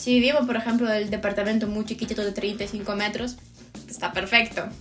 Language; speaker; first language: Spanish; non-native, fluent; Ukrainian